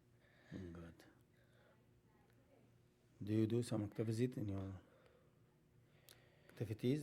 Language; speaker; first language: English; non-native, learner; Arabic